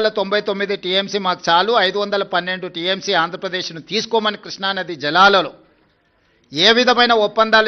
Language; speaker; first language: Telugu; native; Telugu